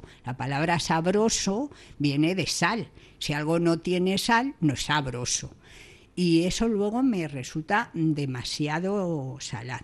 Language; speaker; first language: Spanish; native; Spanish